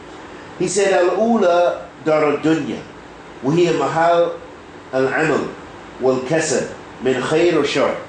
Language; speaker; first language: Arabic; non-native, fluent; English